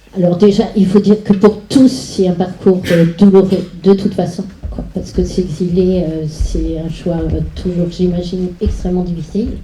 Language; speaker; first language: French; native; French